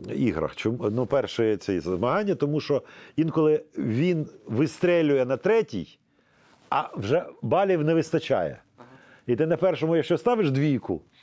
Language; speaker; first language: Ukrainian; non-native, local second language; Russian